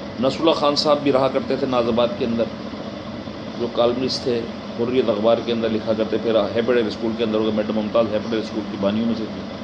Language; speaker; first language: Urdu; native; Urdu